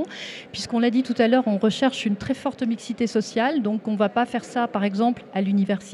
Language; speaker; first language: French; native; French